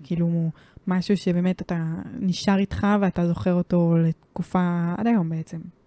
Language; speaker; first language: Hebrew; native; Hebrew